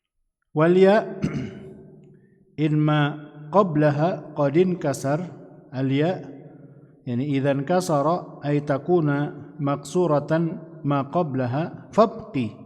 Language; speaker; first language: Arabic; non-native, fluent; Indonesian